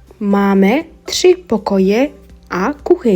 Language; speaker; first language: Czech; non-native, learner; Mongolian